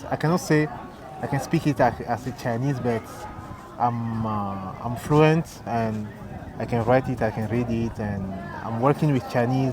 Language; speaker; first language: English; non-native, fluent; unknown